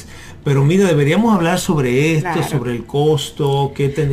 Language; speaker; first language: Spanish; native; Spanish